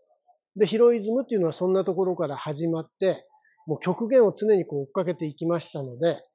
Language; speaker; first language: Japanese; native; Japanese